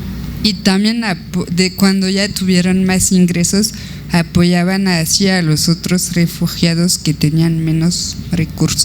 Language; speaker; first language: Spanish; non-native, fluent; French